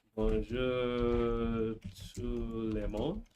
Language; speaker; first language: French; non-native, learner; English